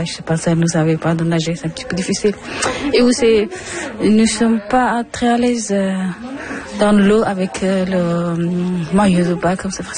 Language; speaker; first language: French; non-native, learner; Persian